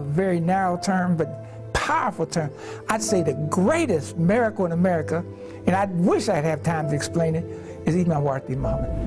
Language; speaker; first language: English; native; English